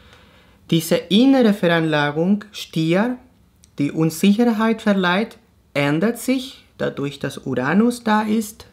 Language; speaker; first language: German; non-native, fluent; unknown